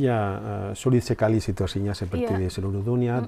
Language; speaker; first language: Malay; non-native, learner; Spanish